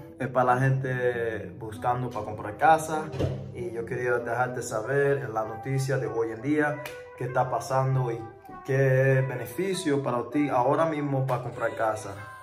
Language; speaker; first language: Spanish; early bilingual, heritage; English